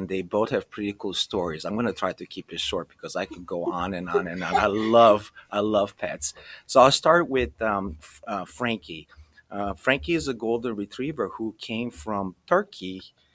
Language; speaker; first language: English; early bilingual, other home language; Romanian